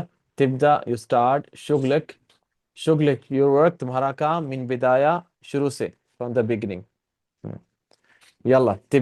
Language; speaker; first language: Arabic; non-native, fluent; Urdu